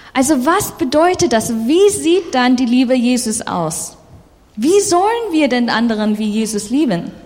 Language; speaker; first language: German; non-native, fluent; English